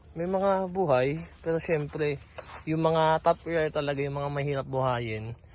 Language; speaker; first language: Filipino; native; Filipino